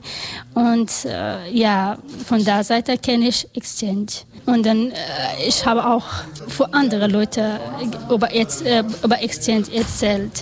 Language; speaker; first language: German; non-native, learner; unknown